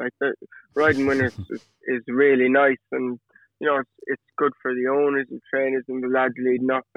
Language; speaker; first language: English; native; English